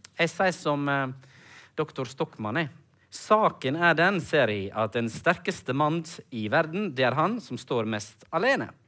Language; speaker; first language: Norwegian; native; Norwegian